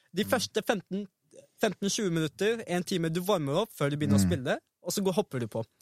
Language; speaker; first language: Norwegian; early bilingual, other home language; Arabic